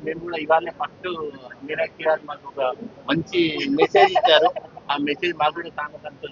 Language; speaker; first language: Telugu; native; Telugu